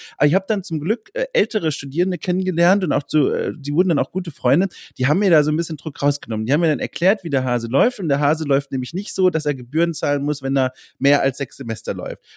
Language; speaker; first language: German; native; German